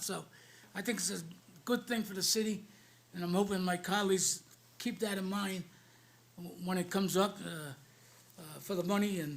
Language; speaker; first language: English; native; English